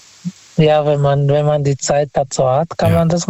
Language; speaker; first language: German; non-native, fluent; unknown